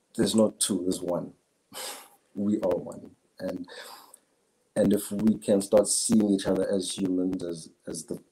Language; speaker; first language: English; non-native, local second language; Zulu